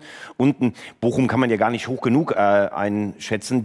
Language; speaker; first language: German; native; German